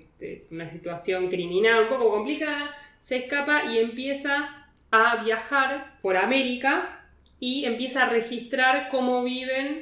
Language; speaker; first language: Spanish; native; Spanish